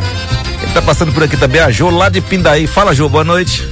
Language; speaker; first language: Portuguese; native; Portuguese